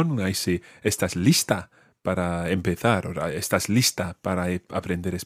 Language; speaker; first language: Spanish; non-native, fluent; English